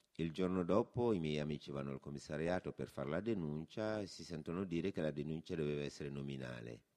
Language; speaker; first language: Italian; non-native, fluent; Wolof